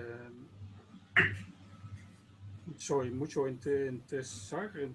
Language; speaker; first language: Spanish; non-native, learner; Dutch